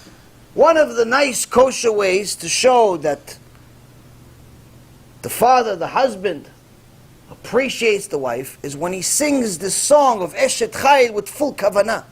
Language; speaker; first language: English; non-native, fluent; Hebrew